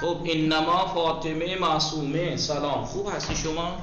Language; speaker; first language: Persian; non-native, fluent; Urdu